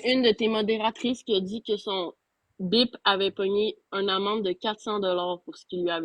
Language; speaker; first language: French; native; French